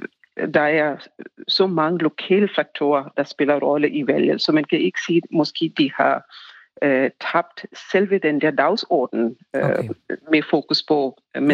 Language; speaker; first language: Danish; non-native, fluent; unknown